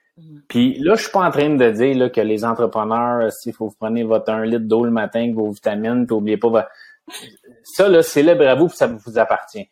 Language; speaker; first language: French; native; French